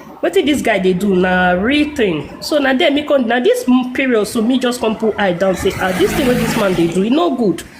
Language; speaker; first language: Nigerian Pidgin; non-native, local second language; Igbo